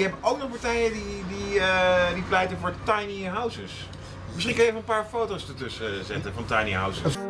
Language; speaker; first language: Dutch; native; Dutch